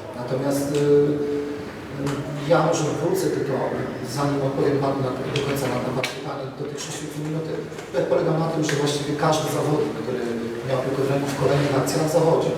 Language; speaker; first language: Polish; native; Polish